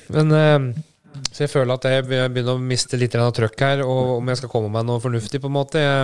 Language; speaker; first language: Norwegian; native; Norwegian